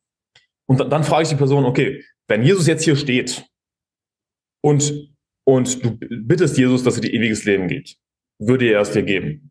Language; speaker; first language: German; native; German